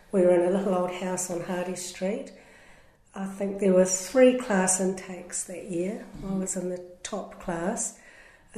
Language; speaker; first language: English; native; English